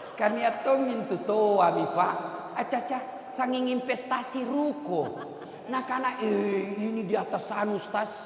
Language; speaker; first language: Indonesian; non-native, local second language; Buginese